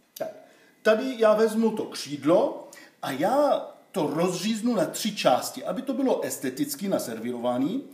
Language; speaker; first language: Czech; non-native, fluent; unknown